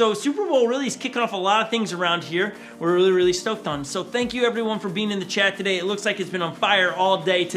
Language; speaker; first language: English; native; English